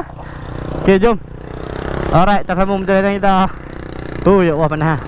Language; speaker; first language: Malay; native; Malay